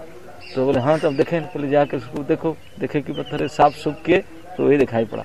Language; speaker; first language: Hindi; non-native, local second language; Odia